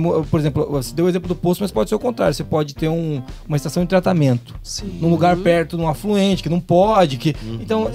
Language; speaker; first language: Portuguese; native; Portuguese